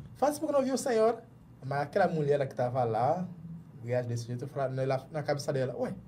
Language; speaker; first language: Portuguese; non-native, fluent; English